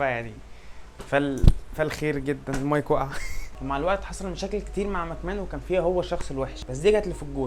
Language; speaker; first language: Arabic; native; Arabic